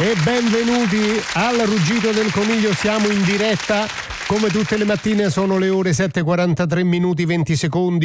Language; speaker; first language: Italian; native; Italian